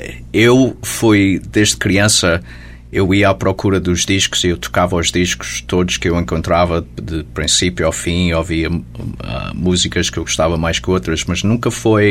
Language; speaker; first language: Portuguese; early bilingual, heritage; Portuguese